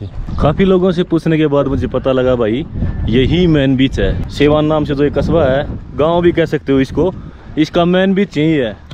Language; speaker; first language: Hindi; native; Hindi